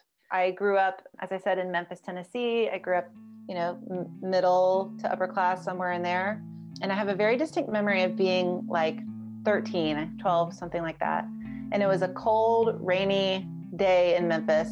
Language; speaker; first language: English; native; English